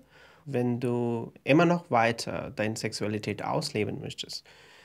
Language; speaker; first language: German; non-native, fluent; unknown